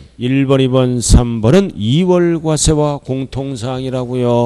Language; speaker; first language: Korean; native; Korean